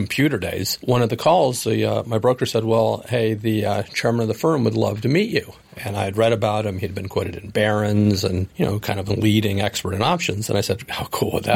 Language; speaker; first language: English; native; English